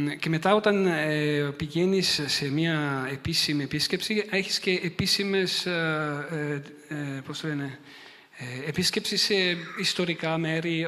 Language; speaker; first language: Greek; non-native, fluent; Italian